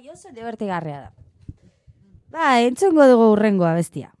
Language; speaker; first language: Basque; non-native, learner; Spanish